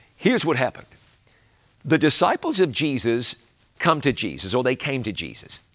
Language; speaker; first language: English; native; English